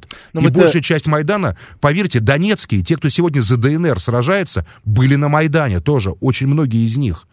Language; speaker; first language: Russian; native; Russian